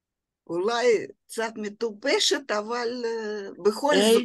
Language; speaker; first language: Hebrew; non-native, fluent; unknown